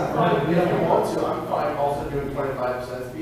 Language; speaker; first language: English; native; English